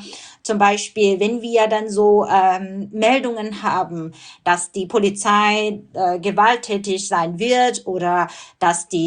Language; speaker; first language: German; non-native, fluent; Burmese